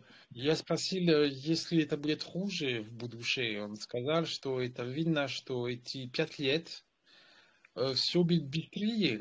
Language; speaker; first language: Russian; non-native, fluent; French